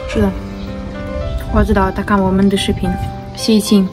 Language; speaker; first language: Chinese; non-native, learner; Ukrainian